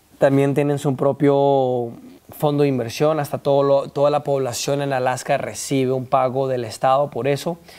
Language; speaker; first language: Spanish; early bilingual, heritage; Spanish